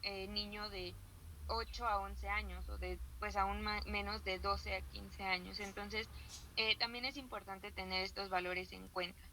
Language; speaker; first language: Spanish; native; Spanish